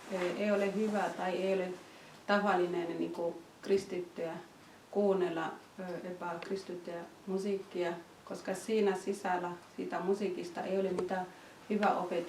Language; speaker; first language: Finnish; non-native, fluent; Swahili